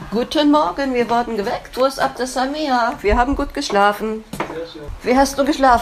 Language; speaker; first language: German; native; German